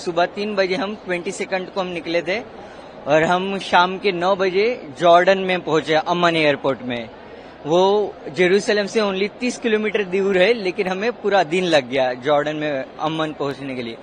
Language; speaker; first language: Hindi; native; Hindi